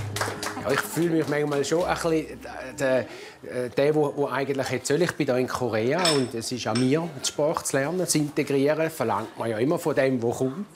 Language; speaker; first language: German; native; German